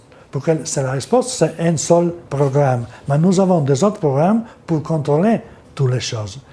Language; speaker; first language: French; non-native, learner; Italian